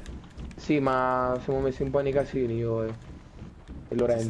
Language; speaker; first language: Italian; native; Italian